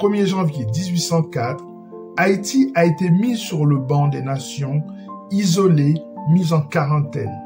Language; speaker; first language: French; non-native, local second language; Haitian Creole